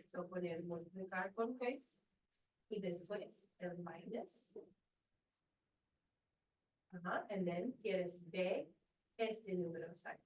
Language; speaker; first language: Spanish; non-native, learner; English